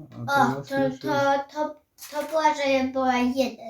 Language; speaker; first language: Polish; early bilingual, heritage; Samoan